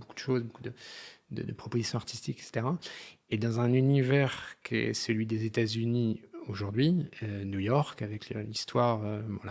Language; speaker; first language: French; native; French